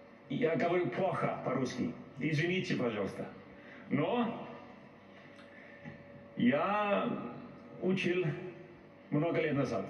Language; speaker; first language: Russian; non-native, learner; Icelandic